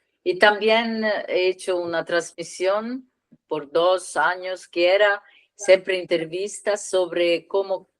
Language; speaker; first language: Spanish; non-native, learner; Italian